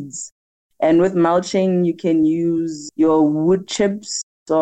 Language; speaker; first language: English; non-native, local second language; Tswana